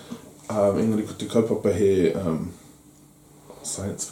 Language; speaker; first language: Māori; non-native, local second language; English